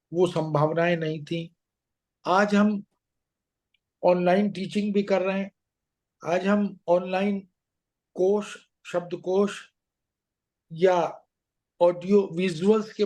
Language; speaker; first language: Hindi; native; Hindi